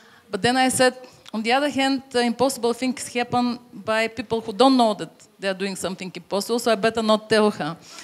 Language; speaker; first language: English; non-native, fluent; Bulgarian